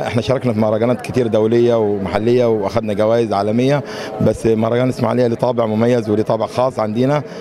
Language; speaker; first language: Egyptian Arabic; native; Egyptian Arabic